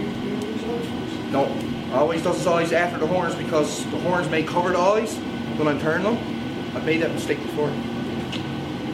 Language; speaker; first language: English; native; English